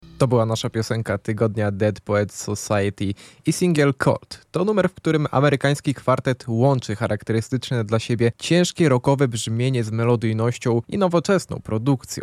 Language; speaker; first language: Polish; native; Polish